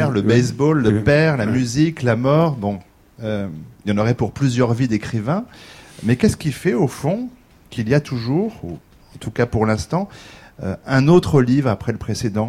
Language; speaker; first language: French; native; French